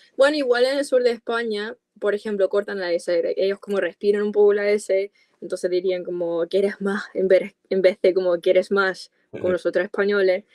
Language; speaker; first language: Spanish; non-native, fluent; English